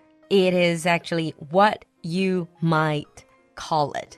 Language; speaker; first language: English; non-native, fluent; Chinese